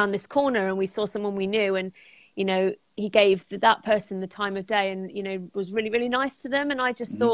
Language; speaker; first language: English; native; English